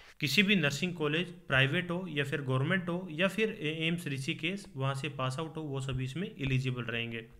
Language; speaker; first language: Hindi; native; Hindi